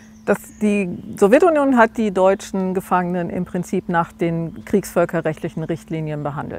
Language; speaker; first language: German; native; German